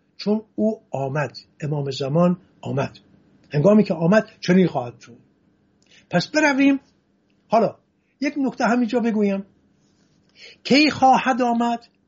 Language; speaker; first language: Persian; non-native, local second language; Assyrian Neo-Aramaic